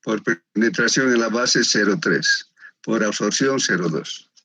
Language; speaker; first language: Spanish; native; Spanish